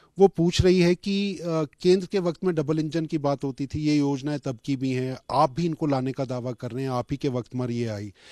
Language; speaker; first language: Hindi; native; Hindi